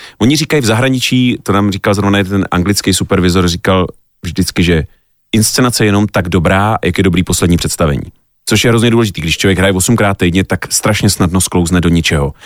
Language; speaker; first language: Czech; native; Czech